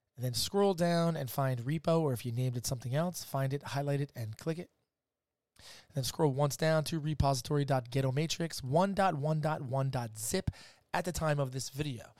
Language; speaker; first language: English; native; English